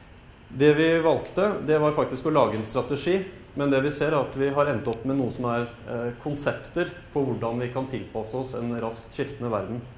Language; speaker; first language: Norwegian; native; Norwegian